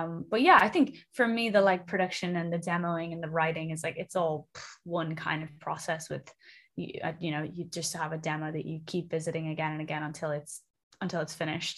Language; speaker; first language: English; native; English